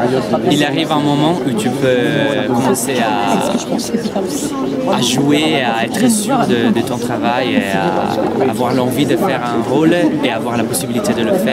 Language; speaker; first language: French; non-native, fluent; Italian